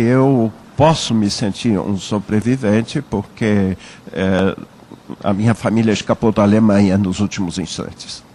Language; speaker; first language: Portuguese; early bilingual, other home language; German